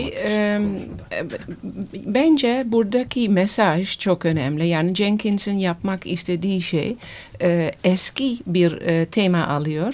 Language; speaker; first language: Turkish; non-native, fluent; Dutch